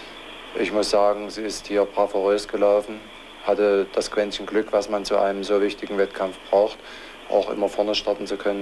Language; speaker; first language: German; native; German